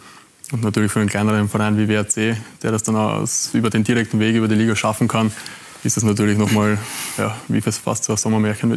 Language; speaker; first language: German; native; German